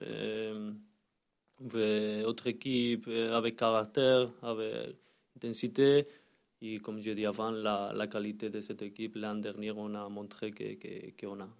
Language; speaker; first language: French; non-native, learner; Spanish